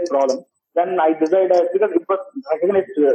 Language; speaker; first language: English; non-native, local second language; Tamil